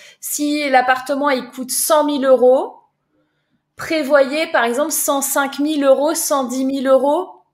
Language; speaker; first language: French; native; French